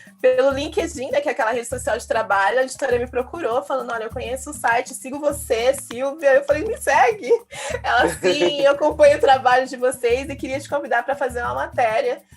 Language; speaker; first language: Portuguese; native; Portuguese